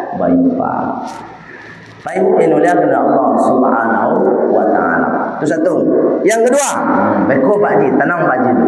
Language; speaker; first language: Malay; non-native, local second language; Minangkabau